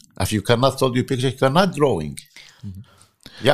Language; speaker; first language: English; non-native, learner; Arabic